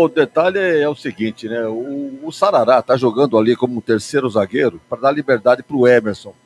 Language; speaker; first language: Portuguese; native; Portuguese